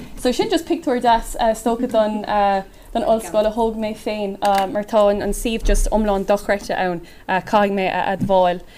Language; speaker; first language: Irish; native; Irish